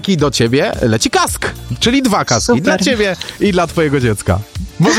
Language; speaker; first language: Polish; native; Polish